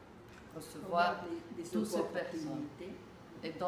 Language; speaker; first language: French; non-native, fluent; Spanish